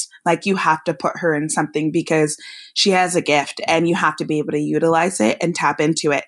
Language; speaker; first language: English; native; English